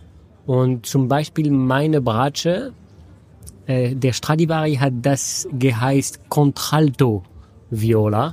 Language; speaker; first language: German; non-native, fluent; French